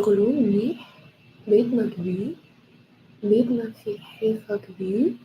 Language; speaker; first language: Arabic; non-native, learner; English